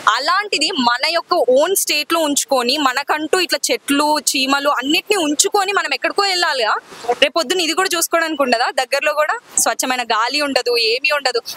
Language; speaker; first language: Telugu; native; Telugu